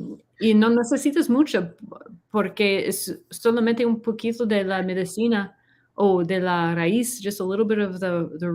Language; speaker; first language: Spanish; non-native, learner; English